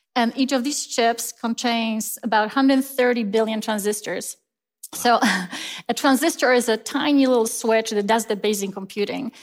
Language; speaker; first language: English; non-native, fluent; Polish